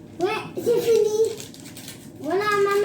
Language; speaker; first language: French; native; French